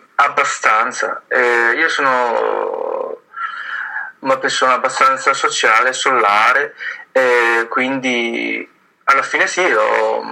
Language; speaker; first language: Italian; non-native, fluent; Chinese